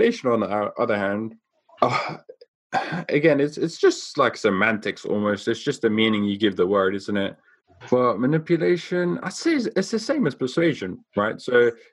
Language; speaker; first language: English; non-native, local second language; Afrikaans